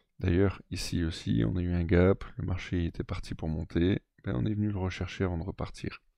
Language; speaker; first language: French; native; French